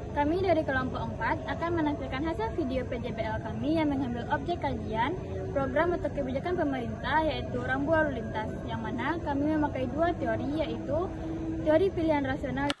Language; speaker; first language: Indonesian; native; Indonesian